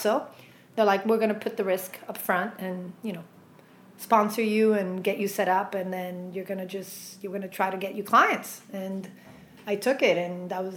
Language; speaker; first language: English; native; English